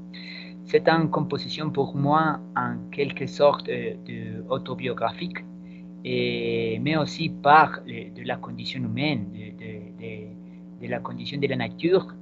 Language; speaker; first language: French; non-native, learner; Spanish